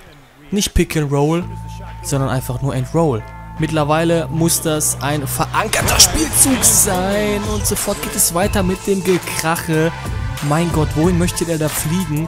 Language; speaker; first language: German; native; German